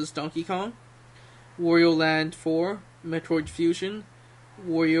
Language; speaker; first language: English; native; English